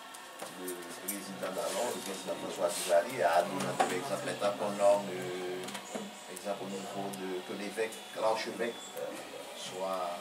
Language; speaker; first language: French; non-native, local second language; Haitian Creole